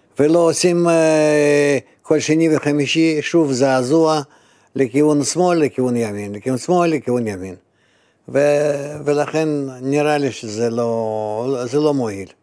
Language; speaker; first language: Hebrew; non-native, fluent; Russian